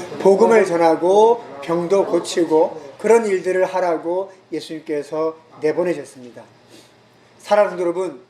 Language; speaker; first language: Korean; native; Korean